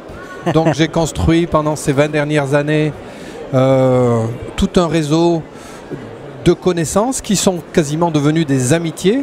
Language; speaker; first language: French; native; French